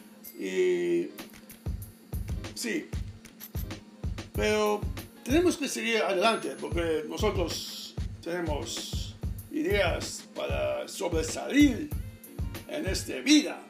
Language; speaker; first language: Spanish; non-native, fluent; English